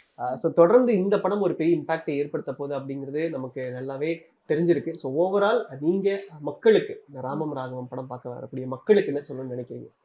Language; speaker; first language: Tamil; native; Tamil